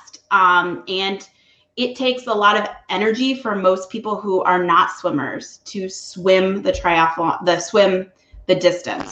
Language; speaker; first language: English; native; English